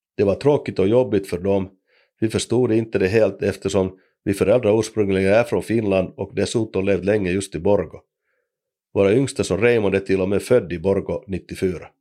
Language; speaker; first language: Swedish; native; Swedish